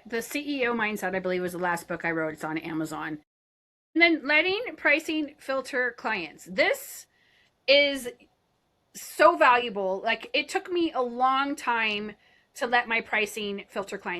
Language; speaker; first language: English; native; English